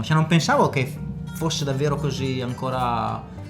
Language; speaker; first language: Italian; native; Italian